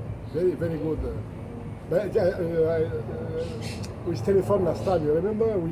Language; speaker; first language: English; non-native, learner; French